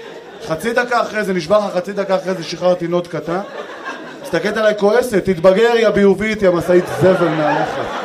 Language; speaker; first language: Hebrew; native; Hebrew